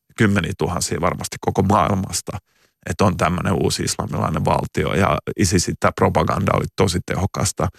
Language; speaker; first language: Finnish; native; Finnish